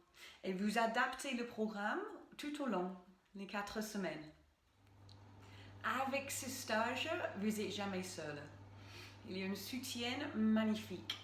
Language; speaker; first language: French; non-native, fluent; English